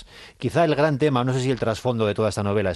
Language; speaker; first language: Spanish; native; Spanish